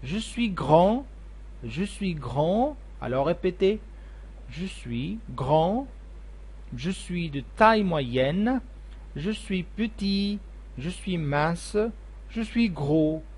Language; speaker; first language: French; non-native, fluent; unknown